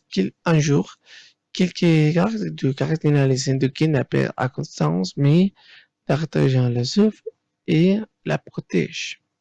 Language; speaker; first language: French; non-native, learner; Spanish